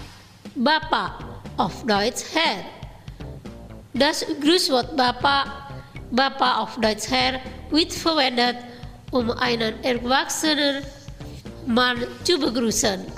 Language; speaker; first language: German; non-native, fluent; Indonesian